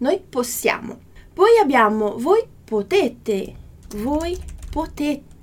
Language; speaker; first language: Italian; non-native, fluent; Portuguese